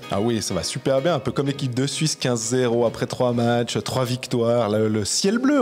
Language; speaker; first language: French; native; French